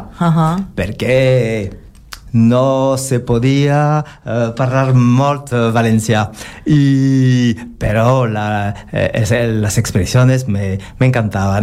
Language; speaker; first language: Catalan; non-native, learner; French